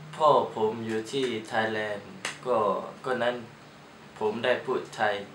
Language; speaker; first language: Thai; early bilingual, other home language; Malay